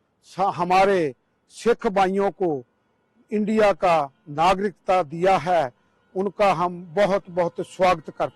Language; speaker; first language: Hindi; non-native, local second language; Punjabi